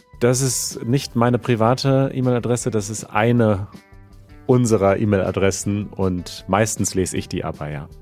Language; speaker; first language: German; native; German